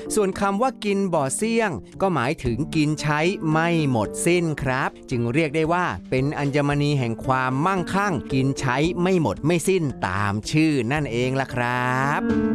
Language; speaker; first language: Thai; native; Thai